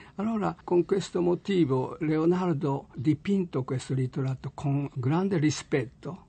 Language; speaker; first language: Italian; non-native, learner; Japanese